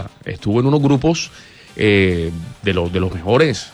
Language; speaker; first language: Spanish; native; Spanish